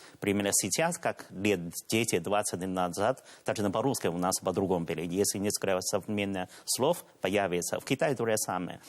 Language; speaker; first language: Russian; non-native, learner; Chinese